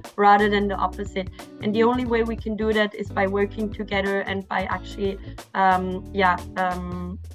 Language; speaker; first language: English; non-native, fluent; German